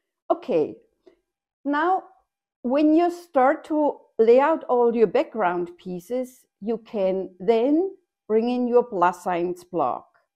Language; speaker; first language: English; non-native, fluent; German